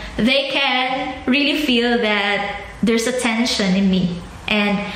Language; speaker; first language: English; non-native, local second language; Filipino